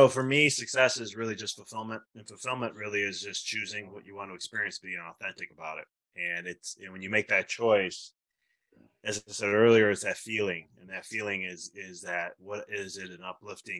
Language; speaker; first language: English; native; English